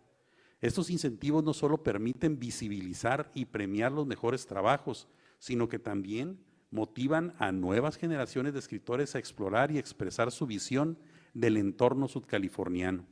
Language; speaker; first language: Spanish; native; Spanish